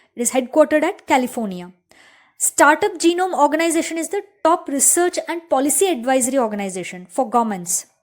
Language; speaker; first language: English; non-native, local second language; Kannada